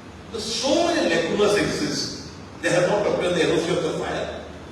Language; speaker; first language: English; non-native, local second language; Bangla